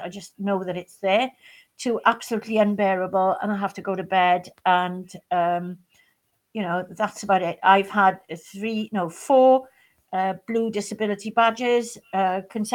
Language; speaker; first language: English; native; English